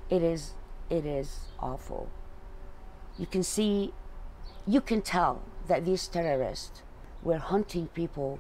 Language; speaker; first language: English; non-native, fluent; Arabic